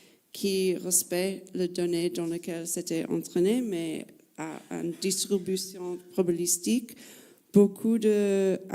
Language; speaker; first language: French; non-native, fluent; English